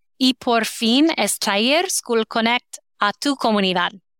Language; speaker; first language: Spanish; non-native, fluent; English